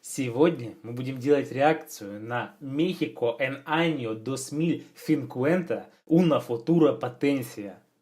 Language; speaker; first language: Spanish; non-native, fluent; Russian